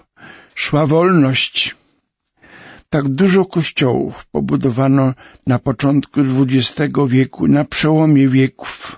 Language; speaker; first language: Polish; native; Polish